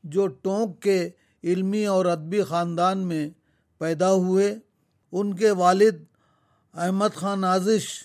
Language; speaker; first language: Urdu; native; Urdu